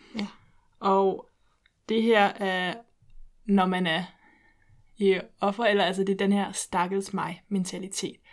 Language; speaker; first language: Danish; early bilingual, heritage; Danish